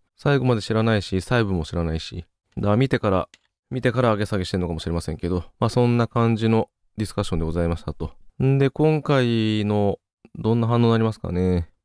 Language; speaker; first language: Japanese; native; Japanese